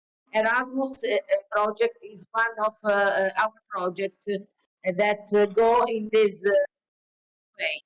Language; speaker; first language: English; non-native, learner; Italian